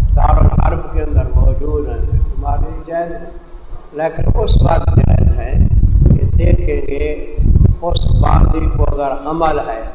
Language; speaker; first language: Urdu; native; Urdu